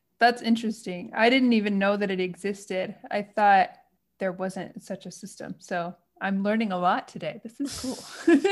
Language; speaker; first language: English; native; English